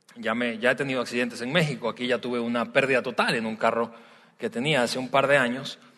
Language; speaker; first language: Spanish; native; Spanish